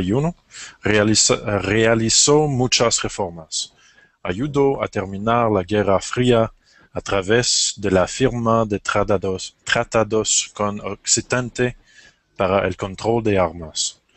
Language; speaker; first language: Spanish; non-native, learner; English